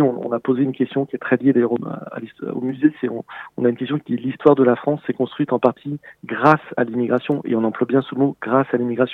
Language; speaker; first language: French; native; French